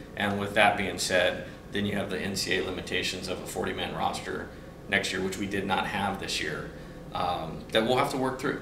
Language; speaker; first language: English; native; English